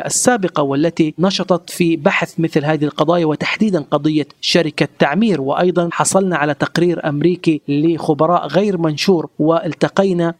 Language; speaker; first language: Arabic; native; Arabic